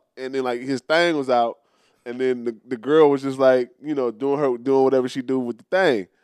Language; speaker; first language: English; native; English